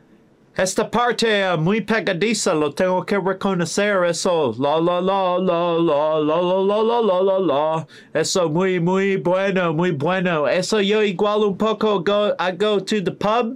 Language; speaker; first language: Spanish; non-native, learner; English